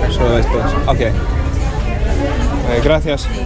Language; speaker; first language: Spanish; non-native, fluent; English